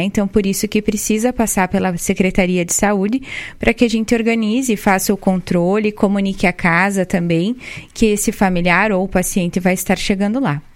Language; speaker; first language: Portuguese; native; Portuguese